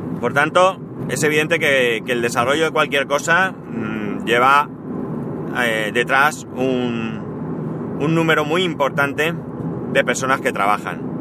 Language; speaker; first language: Spanish; native; Spanish